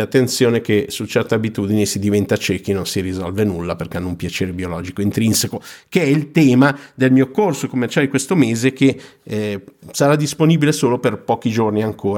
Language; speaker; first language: Italian; native; Italian